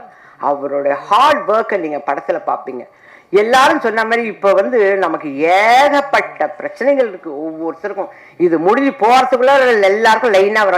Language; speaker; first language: Tamil; native; Tamil